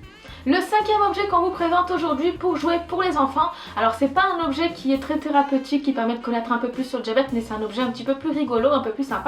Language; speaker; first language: French; native; French